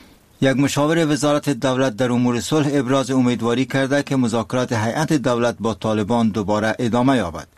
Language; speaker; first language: Persian; native; Persian